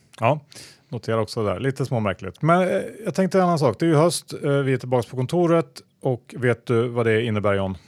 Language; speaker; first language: Swedish; native; Swedish